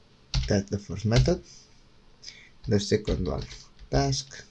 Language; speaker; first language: English; non-native, fluent; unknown